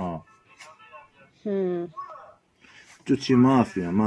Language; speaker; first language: Italian; non-native, learner; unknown